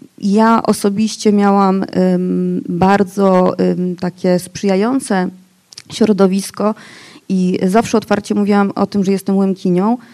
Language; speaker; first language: Polish; non-native, local second language; Rusyn